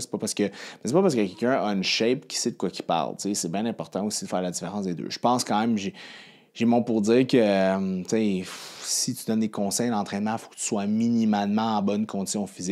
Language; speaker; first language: French; native; French